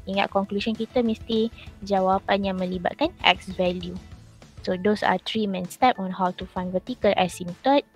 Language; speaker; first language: English; non-native, local second language; Malay